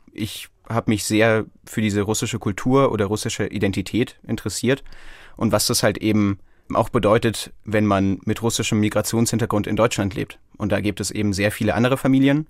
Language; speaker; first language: German; early bilingual, other home language; Russian